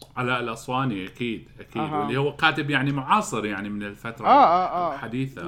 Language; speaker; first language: Arabic; native; Arabic